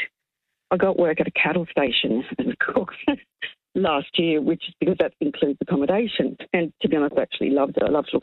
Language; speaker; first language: English; native; English